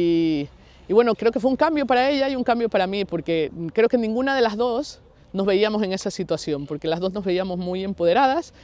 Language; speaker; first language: Spanish; native; Spanish